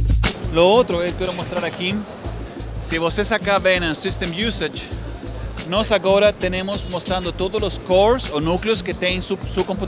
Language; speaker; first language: Portuguese; non-native, learner; Spanish